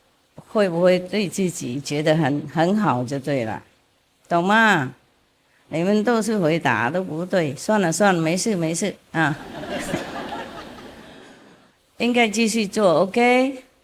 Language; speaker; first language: Chinese; non-native, fluent; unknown